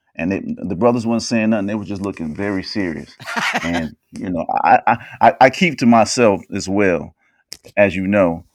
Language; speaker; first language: English; native; English